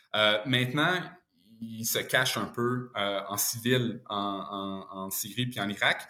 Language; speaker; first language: French; early bilingual, other home language; Bosnian